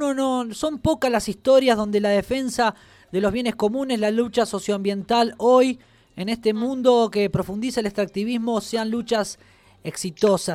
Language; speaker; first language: Spanish; native; Spanish